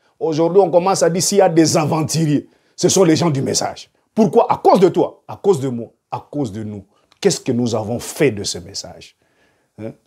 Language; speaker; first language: French; non-native, local second language; Lingala